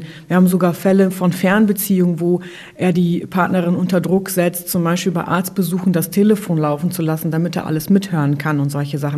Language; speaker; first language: German; native; German